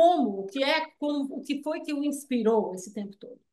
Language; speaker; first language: Portuguese; early bilingual, heritage; Portuguese